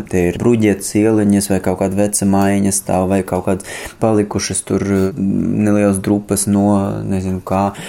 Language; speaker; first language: Latvian; non-native, local second language; Russian